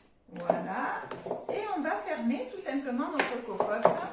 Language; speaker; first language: French; native; French